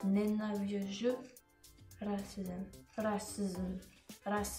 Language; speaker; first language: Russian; non-native, learner; French